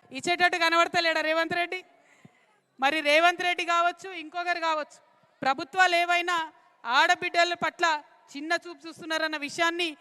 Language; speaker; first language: Telugu; native; Telugu